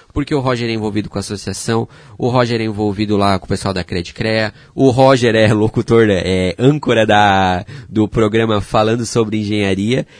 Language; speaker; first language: Portuguese; native; Portuguese